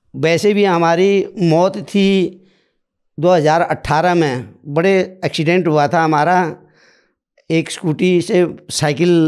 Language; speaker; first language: Hindi; native; Hindi